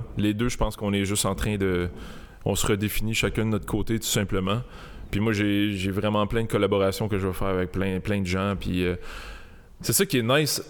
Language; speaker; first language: French; native; French